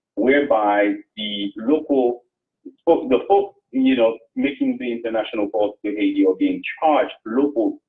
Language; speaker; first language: English; non-native, fluent; Haitian Creole